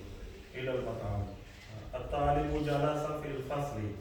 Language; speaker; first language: Arabic; non-native, fluent; Urdu